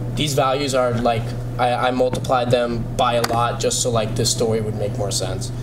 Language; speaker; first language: English; native; English